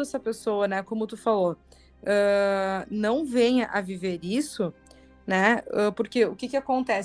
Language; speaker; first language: Portuguese; native; Portuguese